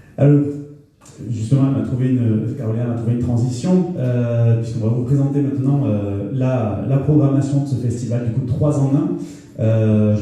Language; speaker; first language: French; native; French